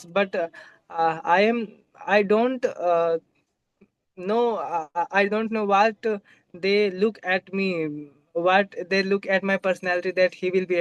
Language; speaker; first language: English; non-native, local second language; Hindi